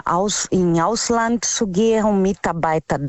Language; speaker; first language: German; non-native, learner; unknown